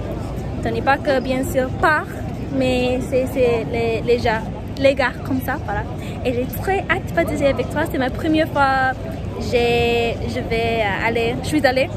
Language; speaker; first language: French; non-native, learner; English